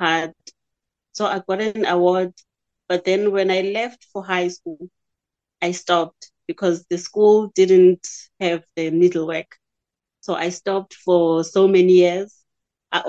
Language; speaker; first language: English; non-native, local second language; Xhosa